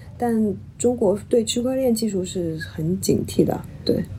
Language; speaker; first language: Chinese; native; Chinese